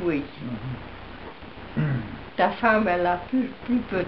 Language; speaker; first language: French; non-native, fluent; Hungarian